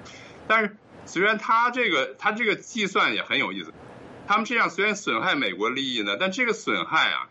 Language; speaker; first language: Chinese; native; Chinese